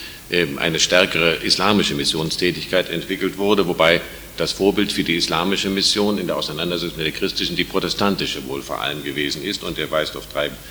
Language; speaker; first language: German; native; German